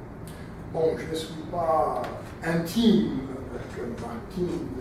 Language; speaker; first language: French; non-native, fluent; English